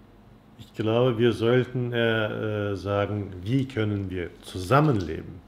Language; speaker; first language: German; non-native, fluent; Turkish